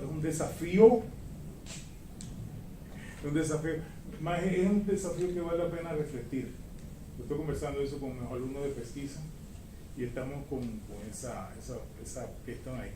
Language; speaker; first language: Portuguese; non-native, fluent; Spanish